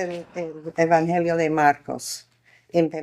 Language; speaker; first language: Spanish; non-native, fluent; English